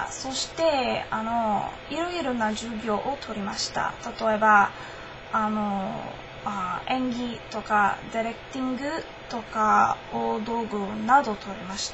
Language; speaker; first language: Japanese; non-native, learner; English